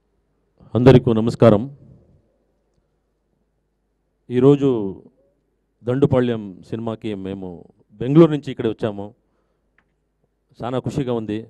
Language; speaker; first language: Telugu; non-native, learner; Kannada